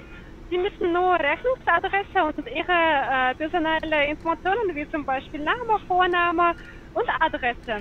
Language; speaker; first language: German; non-native, learner; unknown